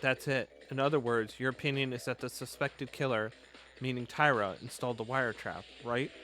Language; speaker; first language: English; native; English